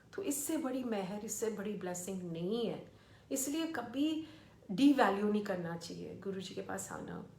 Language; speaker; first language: Hindi; early bilingual, other home language; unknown